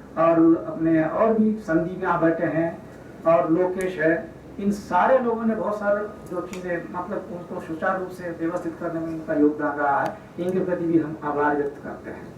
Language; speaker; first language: Hindi; native; Hindi